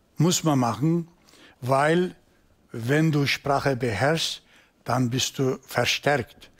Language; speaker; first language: German; non-native, learner; Turkish